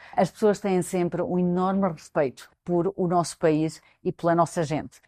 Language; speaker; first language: Portuguese; native; Portuguese